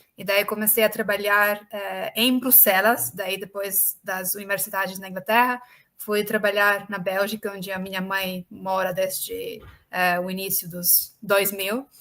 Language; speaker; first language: Portuguese; non-native, fluent; Estonian